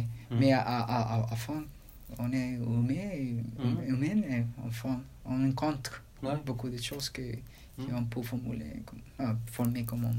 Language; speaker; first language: French; non-native, learner; Spanish